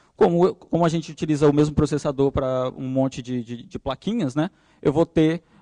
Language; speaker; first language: Portuguese; native; Portuguese